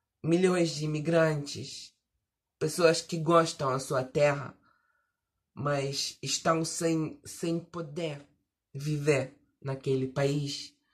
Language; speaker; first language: Portuguese; early bilingual, heritage; Portuguese